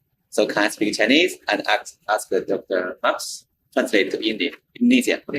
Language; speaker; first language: English; non-native, learner; Chinese